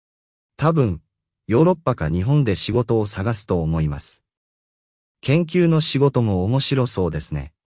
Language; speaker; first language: Japanese; non-native, fluent; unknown